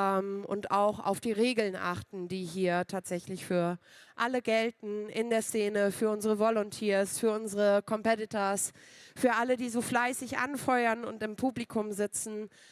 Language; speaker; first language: German; native; German